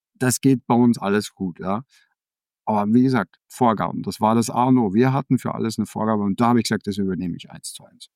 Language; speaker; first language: German; early bilingual, other home language; Danish